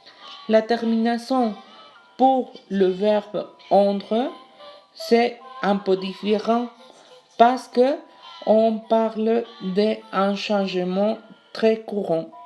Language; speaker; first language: French; non-native, learner; Spanish